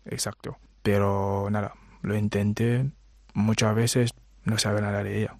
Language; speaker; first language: Spanish; non-native, fluent; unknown